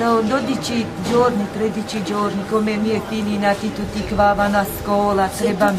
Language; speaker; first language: Italian; non-native, learner; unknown